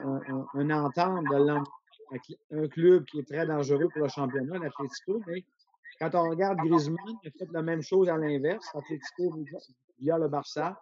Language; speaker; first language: French; native; French